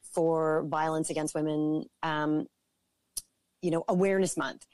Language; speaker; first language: English; native; English